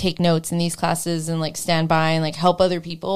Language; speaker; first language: English; native; English